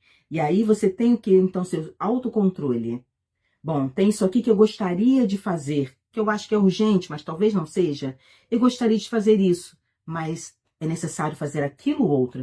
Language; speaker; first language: Portuguese; native; Portuguese